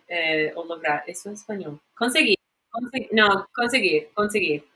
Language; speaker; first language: Portuguese; non-native, fluent; English